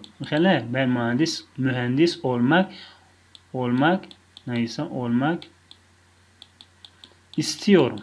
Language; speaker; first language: Turkish; non-native, fluent; Tajik